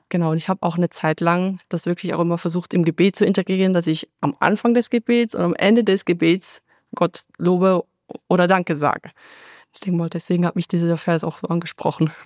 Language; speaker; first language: German; native; German